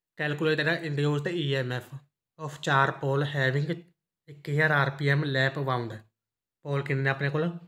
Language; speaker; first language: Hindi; non-native, local second language; Punjabi